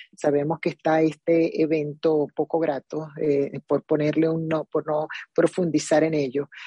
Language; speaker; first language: Spanish; native; Spanish